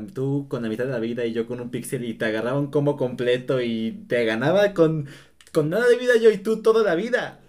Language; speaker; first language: Spanish; native; Spanish